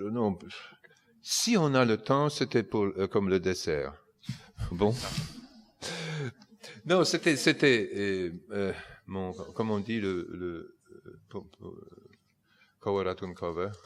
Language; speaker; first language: French; non-native, fluent; Polish